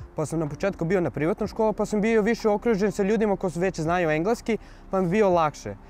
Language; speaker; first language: Serbian; early bilingual, other home language; Arabic